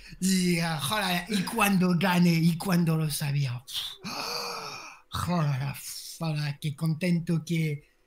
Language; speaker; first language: Spanish; non-native, learner; French